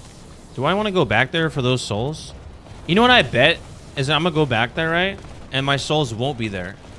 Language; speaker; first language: English; native; English